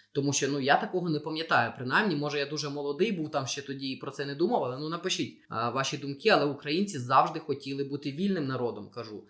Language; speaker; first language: Ukrainian; non-native, local second language; Russian